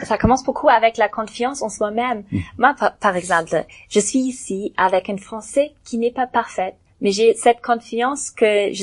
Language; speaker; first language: French; non-native, learner; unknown